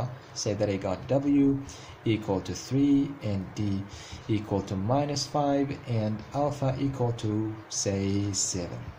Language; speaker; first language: English; non-native, fluent; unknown